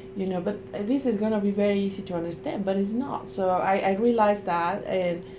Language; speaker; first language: English; non-native, fluent; Spanish